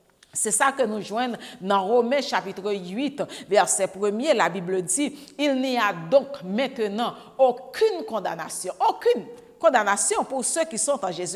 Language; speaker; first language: French; non-native, learner; Haitian Creole